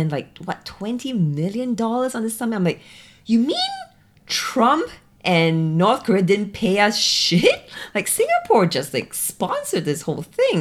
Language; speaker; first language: English; native; English